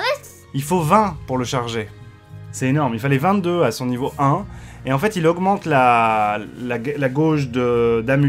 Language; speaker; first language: French; native; French